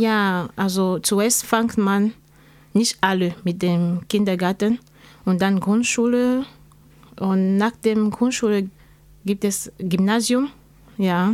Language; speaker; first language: German; non-native, learner; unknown